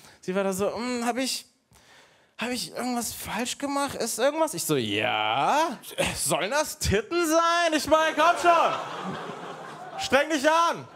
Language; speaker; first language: German; native; German